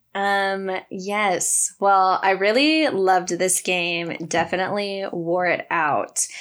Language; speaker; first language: English; native; English